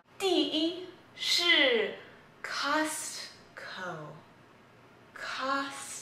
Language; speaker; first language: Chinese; early bilingual, heritage; Chinese